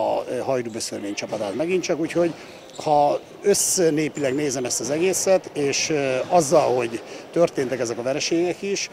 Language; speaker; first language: Hungarian; native; Hungarian